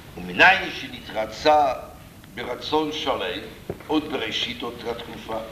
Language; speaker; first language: Hebrew; non-native, fluent; English